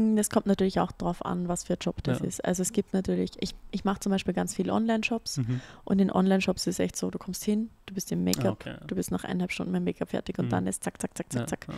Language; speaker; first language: German; native; German